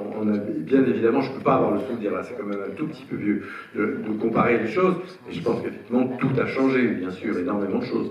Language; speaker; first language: French; native; French